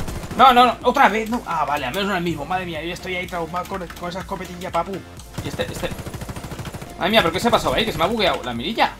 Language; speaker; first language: Spanish; native; Spanish